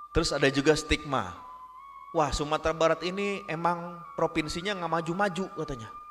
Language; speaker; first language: Indonesian; non-native, local second language; Minangkabau